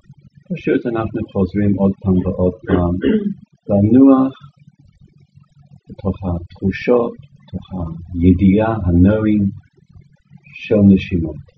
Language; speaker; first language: Hebrew; non-native, fluent; English